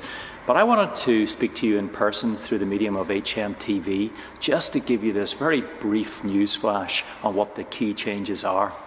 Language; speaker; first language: English; native; English